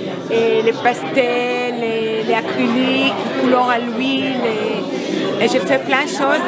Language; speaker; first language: French; non-native, fluent; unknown